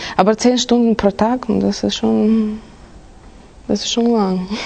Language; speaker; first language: German; non-native, fluent; Russian